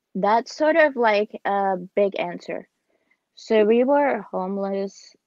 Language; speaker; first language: English; non-native, fluent; Portuguese